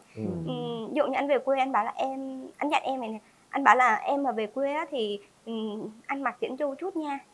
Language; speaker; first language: Vietnamese; native; Vietnamese